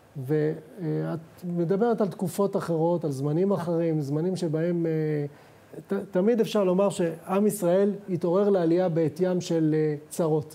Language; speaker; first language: Hebrew; native; Hebrew